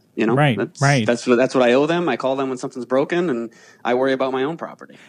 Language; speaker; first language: English; native; English